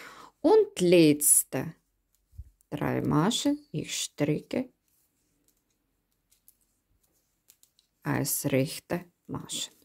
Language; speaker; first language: German; non-native, learner; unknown